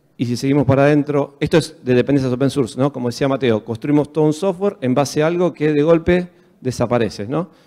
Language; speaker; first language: Spanish; native; Spanish